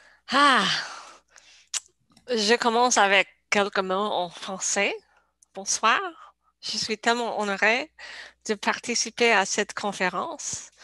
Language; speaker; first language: French; non-native, learner; English